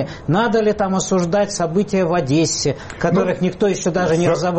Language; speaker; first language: Russian; native; Russian